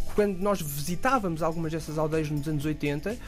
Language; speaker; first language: Portuguese; native; Portuguese